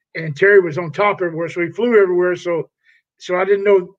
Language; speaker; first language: English; native; English